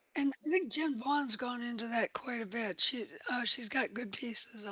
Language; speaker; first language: English; native; English